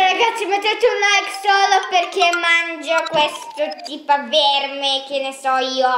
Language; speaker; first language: Italian; early bilingual, other home language; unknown